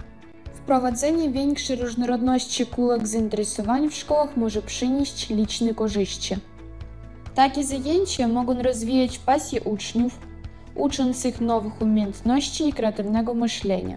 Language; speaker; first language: Polish; non-native, fluent; Ukrainian